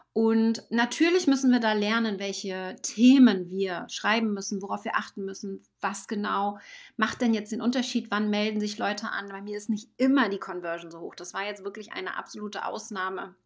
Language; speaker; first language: German; native; German